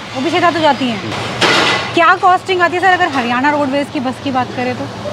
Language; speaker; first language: Hindi; native; Hindi